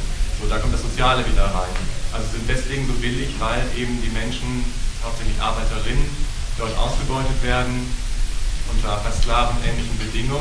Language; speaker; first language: German; native; German